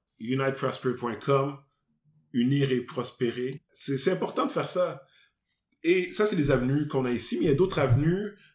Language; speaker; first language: French; native; French